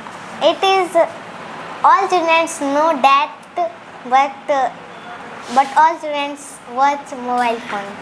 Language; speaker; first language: English; non-native, learner; Hindi